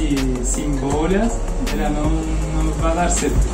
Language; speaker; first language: Portuguese; non-native, fluent; Spanish